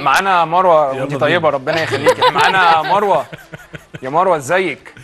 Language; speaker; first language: Arabic; native; Arabic